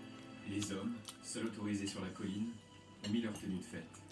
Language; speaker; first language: French; native; French